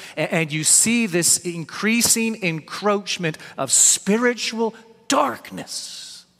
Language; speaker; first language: English; native; English